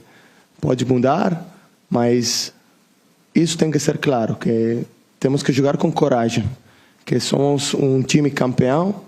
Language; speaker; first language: Portuguese; non-native, learner; Italian